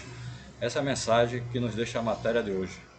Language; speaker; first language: Portuguese; native; Portuguese